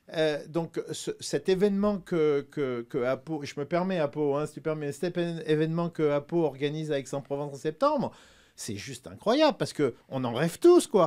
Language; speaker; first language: French; native; French